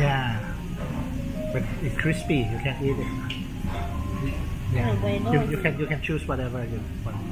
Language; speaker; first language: English; non-native, learner; Thai